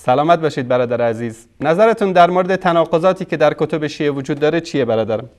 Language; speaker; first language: Persian; native; Persian